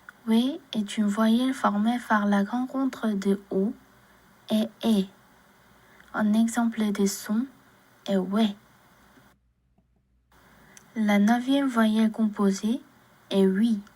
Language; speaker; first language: French; non-native, learner; Korean